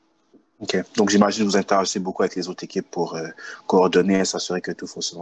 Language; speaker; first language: French; native; French